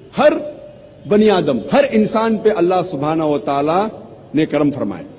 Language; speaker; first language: Urdu; non-native, local second language; Konkani